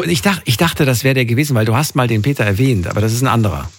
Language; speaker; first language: German; native; German